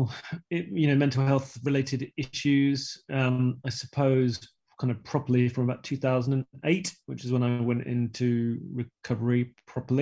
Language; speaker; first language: English; native; English